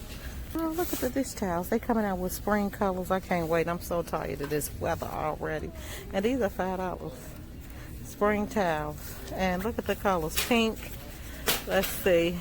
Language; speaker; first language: English; native; English